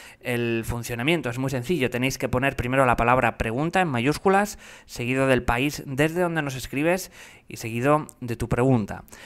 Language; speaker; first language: Spanish; native; Spanish